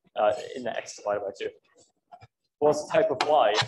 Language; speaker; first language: English; native; English